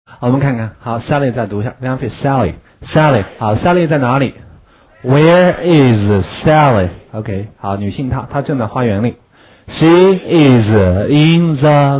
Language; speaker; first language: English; non-native, fluent; Chinese